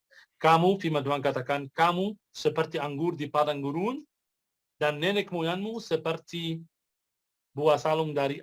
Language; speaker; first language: Indonesian; non-native, fluent; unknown